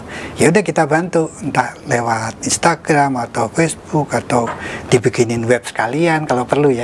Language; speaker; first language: Indonesian; native; Indonesian